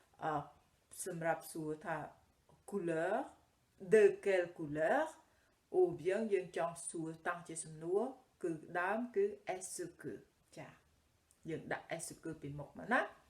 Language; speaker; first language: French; non-native, fluent; Khmer